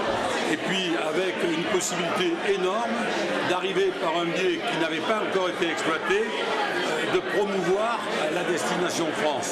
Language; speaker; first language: French; native; French